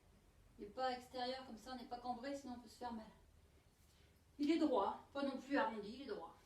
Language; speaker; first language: French; native; French